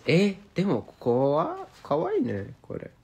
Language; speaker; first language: Japanese; non-native, learner; English